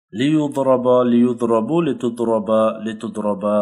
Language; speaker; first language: Arabic; non-native, fluent; Uzbek